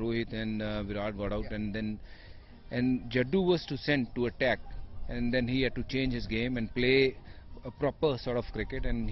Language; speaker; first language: English; non-native, local second language; Punjabi